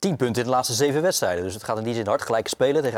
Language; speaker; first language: Dutch; native; Dutch